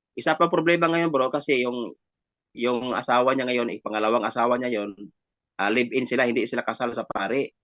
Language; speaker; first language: Filipino; non-native, local second language; Hiligaynon